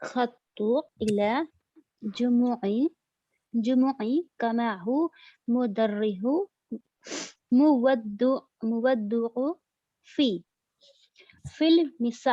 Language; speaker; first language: Arabic; non-native, learner; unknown